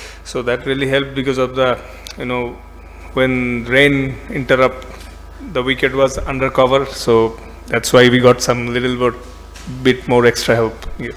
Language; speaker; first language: English; non-native, local second language; Bangla